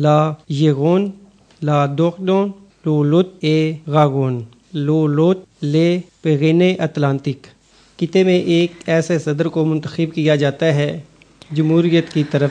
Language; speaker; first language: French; non-native, learner; Urdu